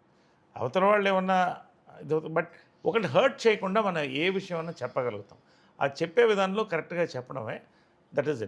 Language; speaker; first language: Telugu; native; Telugu